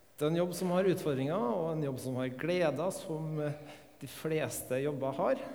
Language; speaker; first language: Norwegian; native; Norwegian